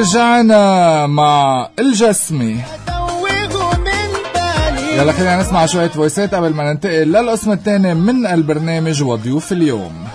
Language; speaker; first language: Arabic; native; Arabic